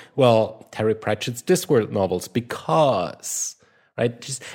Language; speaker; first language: English; non-native, fluent; German